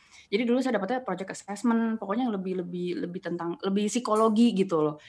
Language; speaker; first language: Indonesian; native; Indonesian